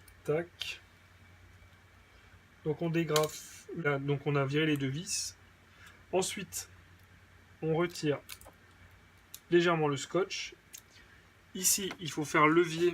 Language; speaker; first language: French; native; French